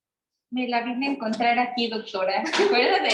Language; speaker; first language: Spanish; native; Spanish